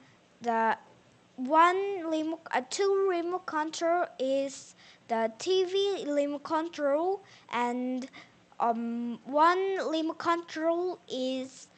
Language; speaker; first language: English; non-native, learner; Korean